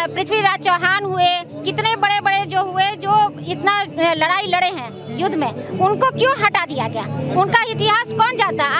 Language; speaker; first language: Hindi; native; Hindi